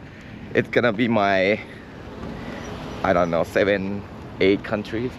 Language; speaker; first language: English; non-native, fluent; Japanese